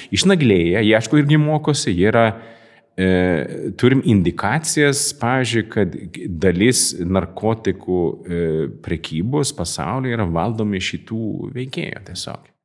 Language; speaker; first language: Lithuanian; non-native, fluent; Swedish